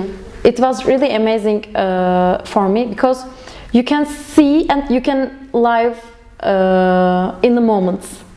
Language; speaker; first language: English; non-native, learner; Turkish